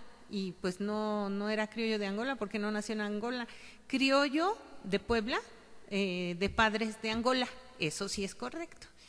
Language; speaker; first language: Spanish; native; Spanish